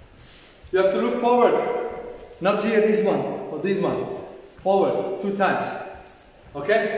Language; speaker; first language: English; non-native, learner; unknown